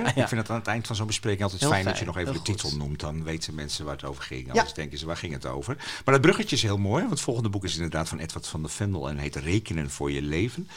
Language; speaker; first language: Dutch; non-native, local second language; Western Frisian